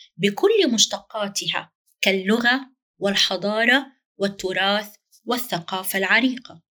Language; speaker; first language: Arabic; native; Arabic